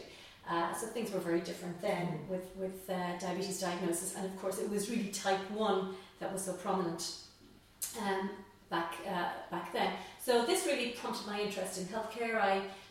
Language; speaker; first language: English; native; English